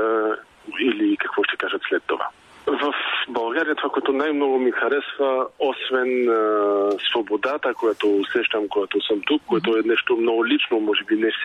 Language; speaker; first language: Bulgarian; non-native, fluent; French